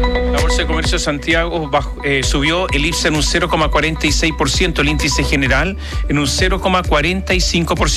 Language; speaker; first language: Spanish; native; Spanish